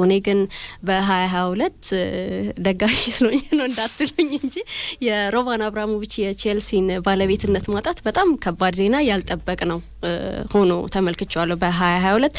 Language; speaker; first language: Amharic; native; Amharic